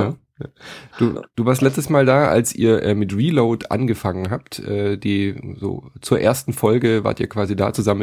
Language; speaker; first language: German; native; German